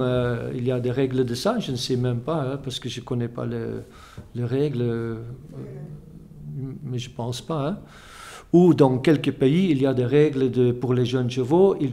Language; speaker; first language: French; non-native, fluent; Dutch